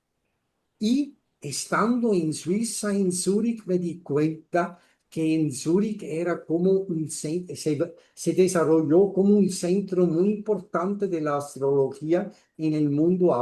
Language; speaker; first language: Spanish; non-native, fluent; German